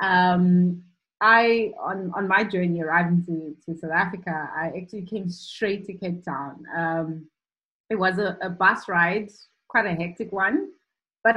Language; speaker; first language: English; non-native, local second language; Shona